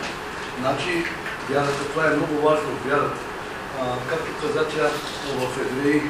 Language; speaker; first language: Bulgarian; non-native, local second language; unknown